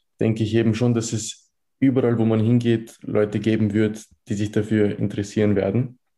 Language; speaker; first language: German; early bilingual, other home language; Bosnian